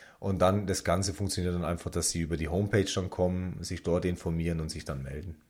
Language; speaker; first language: German; native; German